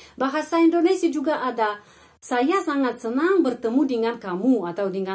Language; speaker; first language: Indonesian; non-native, fluent; Russian